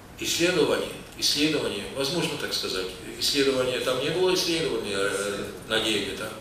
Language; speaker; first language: Russian; non-native, fluent; Czech